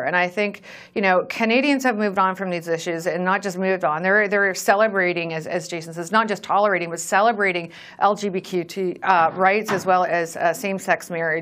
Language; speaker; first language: English; native; English